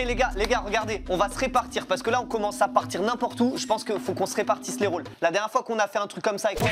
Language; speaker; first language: French; native; French